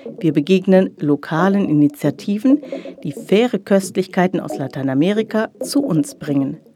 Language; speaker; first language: German; native; German